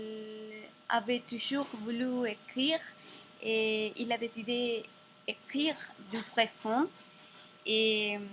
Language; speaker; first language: French; non-native, learner; Spanish